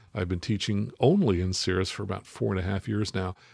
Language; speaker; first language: English; native; English